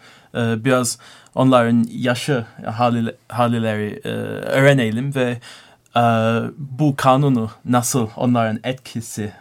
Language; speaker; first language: Turkish; non-native, learner; English